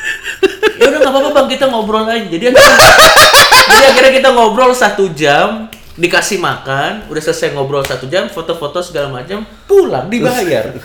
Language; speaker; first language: Indonesian; native; Indonesian